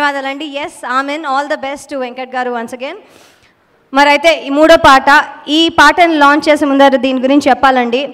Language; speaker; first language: Telugu; native; Telugu